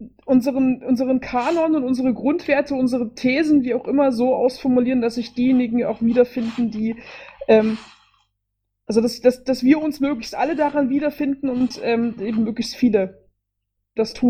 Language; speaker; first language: German; native; German